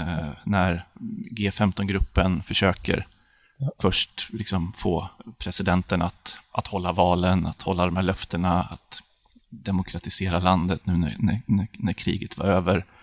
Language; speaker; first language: Swedish; native; Swedish